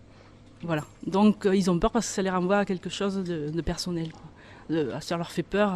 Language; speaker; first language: French; native; French